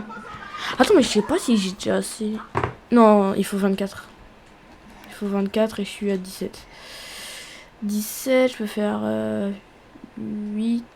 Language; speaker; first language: French; native; French